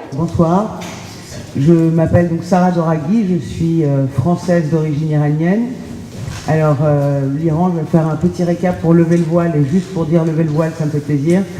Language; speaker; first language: French; early bilingual, other home language; Persian